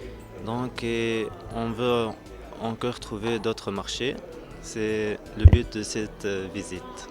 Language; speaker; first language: French; non-native, local second language; Arabic